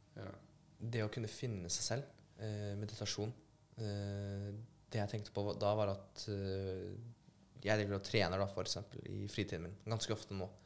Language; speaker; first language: Norwegian; early bilingual, other home language; Polish